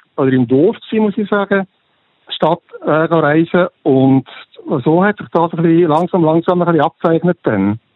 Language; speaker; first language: German; native; German